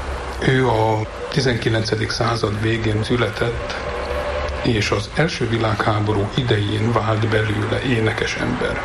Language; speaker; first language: Hungarian; native; Hungarian